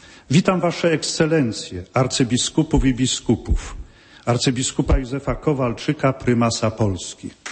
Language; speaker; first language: Polish; native; Polish